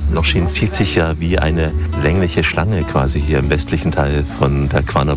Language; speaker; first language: German; native; German